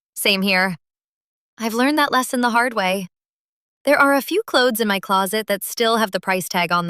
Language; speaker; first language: English; native; English